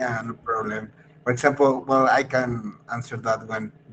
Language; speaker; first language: English; non-native, fluent; Spanish